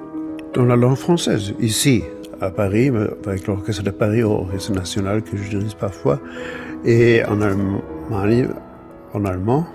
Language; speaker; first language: French; non-native, fluent; German